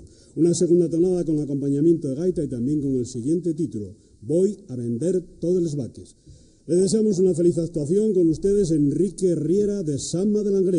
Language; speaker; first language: Spanish; native; Spanish